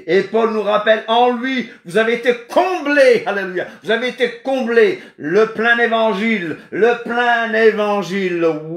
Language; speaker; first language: French; non-native, fluent; Kabuverdianu